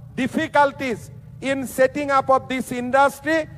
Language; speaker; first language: English; non-native, local second language; Assamese